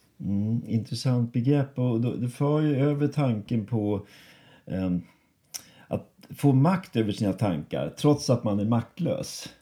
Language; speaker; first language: Swedish; native; Swedish